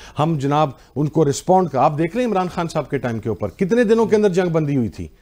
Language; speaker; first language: Urdu; non-native, local second language; Punjabi